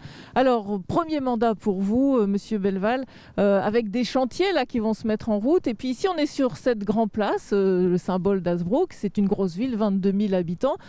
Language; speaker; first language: French; native; French